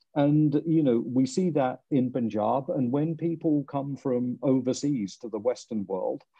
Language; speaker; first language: English; non-native, local second language; Punjabi